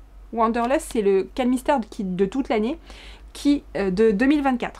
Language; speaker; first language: French; native; French